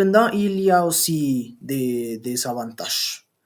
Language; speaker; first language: French; non-native, learner; Spanish